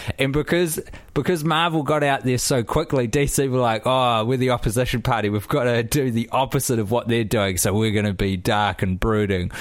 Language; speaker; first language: English; native; English